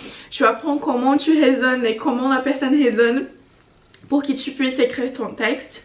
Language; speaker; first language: French; non-native, fluent; Portuguese